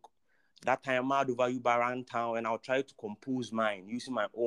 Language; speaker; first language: English; non-native, local second language; Akan